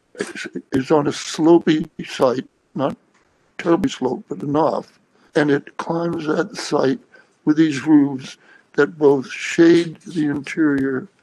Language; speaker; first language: English; native; English